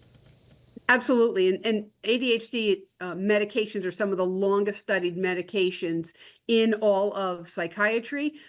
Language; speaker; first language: English; native; English